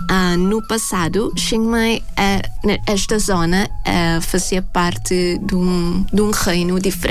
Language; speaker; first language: Portuguese; non-native, fluent; Thai